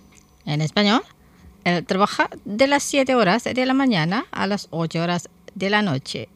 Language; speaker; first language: Spanish; non-native, fluent; Indonesian